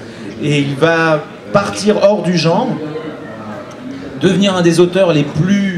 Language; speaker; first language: French; native; French